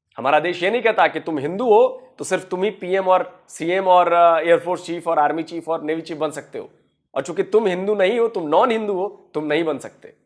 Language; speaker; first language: Hindi; native; Hindi